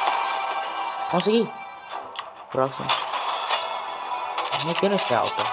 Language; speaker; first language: Portuguese; non-native, learner; Spanish